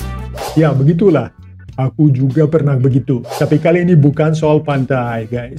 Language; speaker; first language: Indonesian; non-native, fluent; Russian